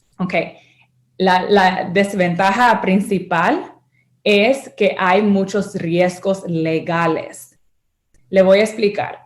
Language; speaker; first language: Spanish; early bilingual, heritage; Spanish